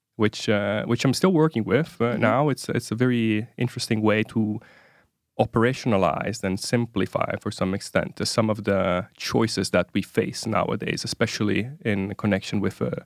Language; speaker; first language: English; non-native, fluent; Italian